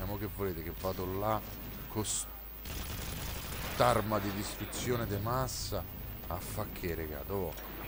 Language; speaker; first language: Italian; native; Italian